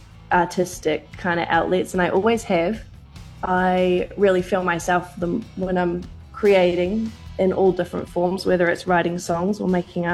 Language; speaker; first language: English; native; English